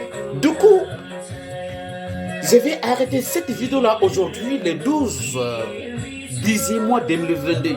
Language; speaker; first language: French; non-native, local second language; Bambara